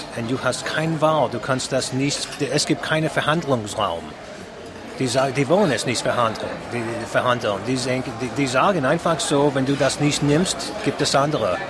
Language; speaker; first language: German; non-native, fluent; English